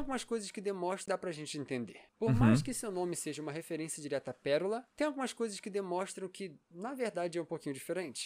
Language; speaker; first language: Portuguese; native; Portuguese